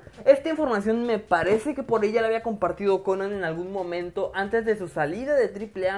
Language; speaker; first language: Spanish; native; Spanish